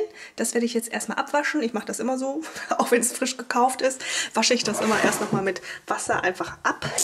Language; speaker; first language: German; native; German